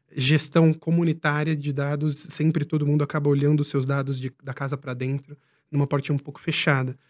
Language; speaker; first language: Portuguese; native; Portuguese